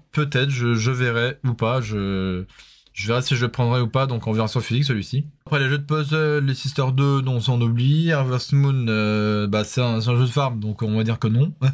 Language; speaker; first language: French; native; French